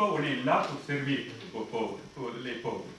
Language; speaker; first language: French; non-native, fluent; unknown